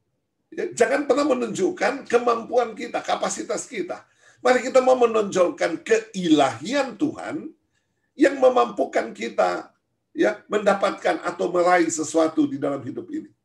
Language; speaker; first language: Indonesian; native; Indonesian